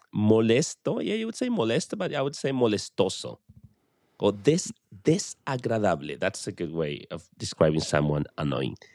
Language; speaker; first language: English; non-native, fluent; Spanish